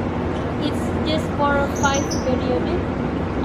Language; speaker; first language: English; non-native, fluent; Indonesian